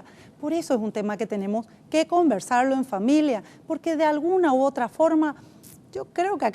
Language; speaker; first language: Spanish; native; Spanish